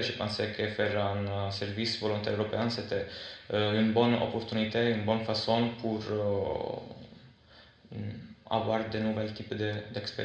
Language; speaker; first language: French; non-native, fluent; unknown